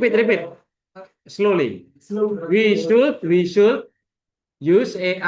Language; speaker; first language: English; non-native, learner; Indonesian